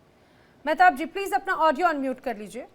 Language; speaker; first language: Hindi; native; Hindi